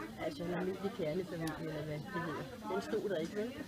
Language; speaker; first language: Danish; native; Danish